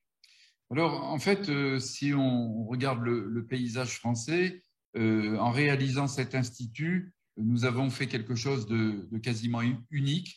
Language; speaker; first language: French; native; French